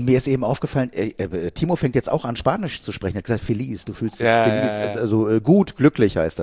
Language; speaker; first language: German; native; German